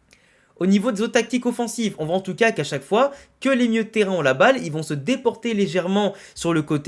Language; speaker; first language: French; native; French